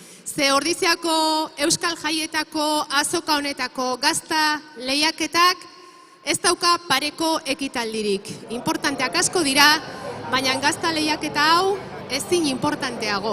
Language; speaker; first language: Basque; native; Basque